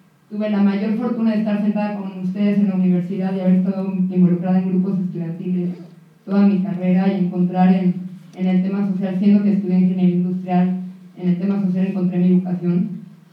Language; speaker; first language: Spanish; native; Spanish